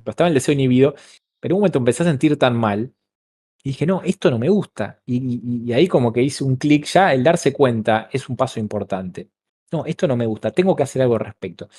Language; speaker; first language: Spanish; native; Spanish